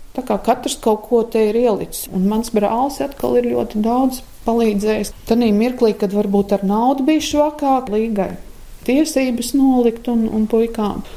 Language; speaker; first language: Latvian; native; Latvian